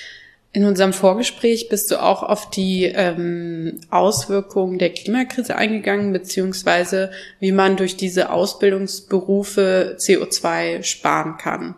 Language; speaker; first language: German; native; German